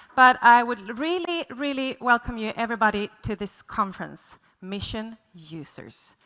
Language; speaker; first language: English; non-native, fluent; Swedish